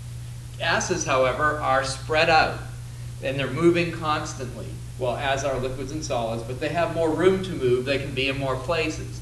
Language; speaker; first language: English; native; English